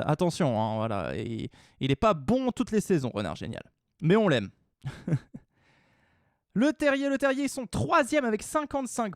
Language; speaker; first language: French; native; French